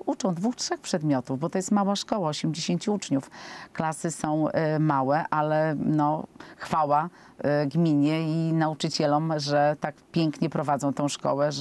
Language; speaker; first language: Polish; native; Polish